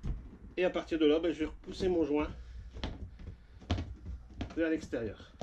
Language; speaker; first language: French; native; French